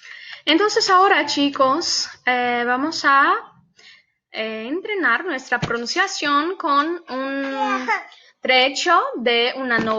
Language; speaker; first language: Spanish; non-native, fluent; Portuguese